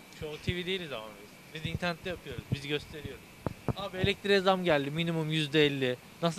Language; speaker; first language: Turkish; native; Turkish